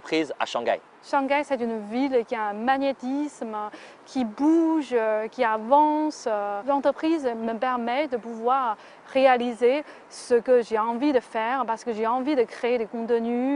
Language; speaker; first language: French; non-native, fluent; Chinese